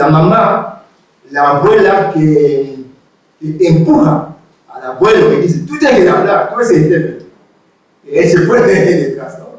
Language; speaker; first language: Spanish; non-native, fluent; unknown